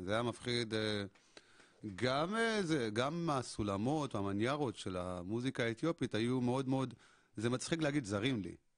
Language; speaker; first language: Hebrew; early bilingual, other home language; Amharic